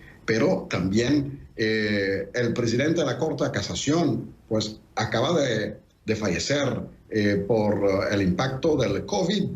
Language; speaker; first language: Spanish; non-native, fluent; Haitian Creole